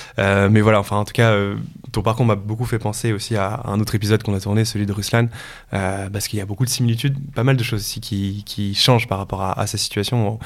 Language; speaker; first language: French; native; French